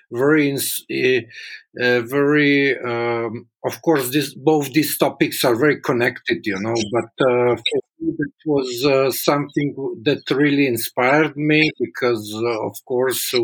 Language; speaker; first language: English; non-native, fluent; Slovenian